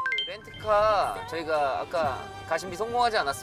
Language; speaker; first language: Korean; native; Korean